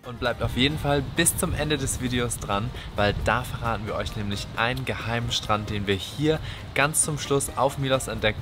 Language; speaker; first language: German; native; German